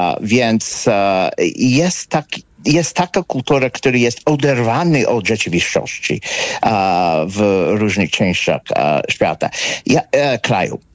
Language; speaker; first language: Polish; non-native, fluent; English